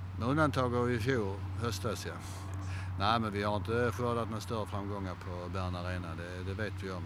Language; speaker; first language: Swedish; native; Swedish